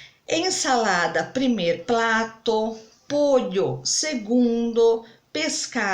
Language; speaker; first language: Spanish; non-native, fluent; Portuguese